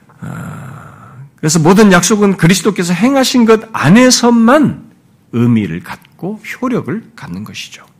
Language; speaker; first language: Korean; native; Korean